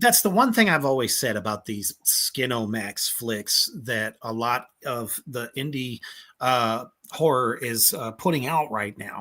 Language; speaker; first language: English; native; English